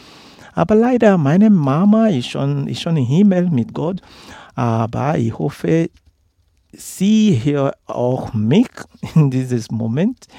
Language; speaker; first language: German; non-native, learner; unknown